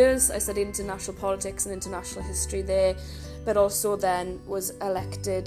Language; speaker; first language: English; native; English